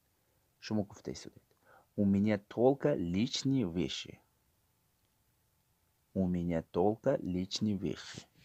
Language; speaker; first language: Russian; non-native, learner; Tajik